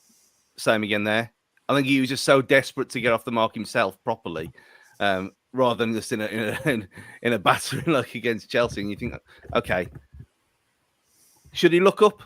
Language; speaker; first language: English; native; English